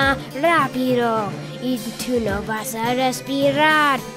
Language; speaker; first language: Spanish; non-native, learner; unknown